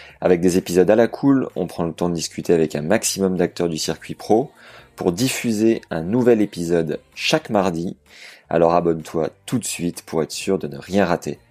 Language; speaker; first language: French; native; French